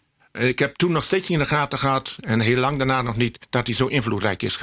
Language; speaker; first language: Dutch; native; Dutch